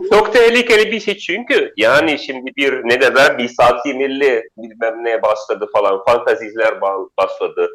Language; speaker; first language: Turkish; non-native, fluent; Arabic